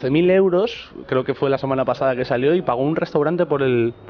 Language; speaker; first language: Spanish; native; Spanish